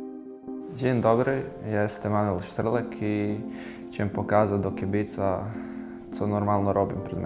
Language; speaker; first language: Polish; non-native, learner; Croatian